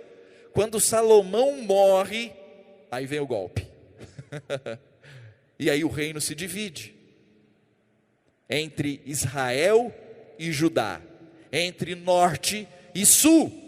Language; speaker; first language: Portuguese; native; Portuguese